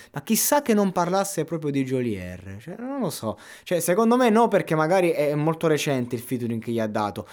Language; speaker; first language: Italian; native; Italian